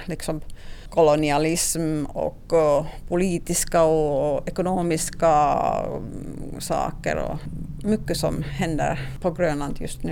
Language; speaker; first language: Swedish; non-native, local second language; Finnish